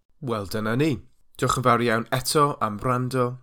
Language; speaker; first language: Welsh; non-native, learner; English